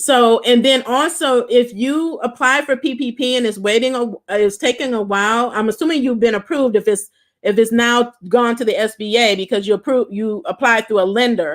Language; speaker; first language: English; native; English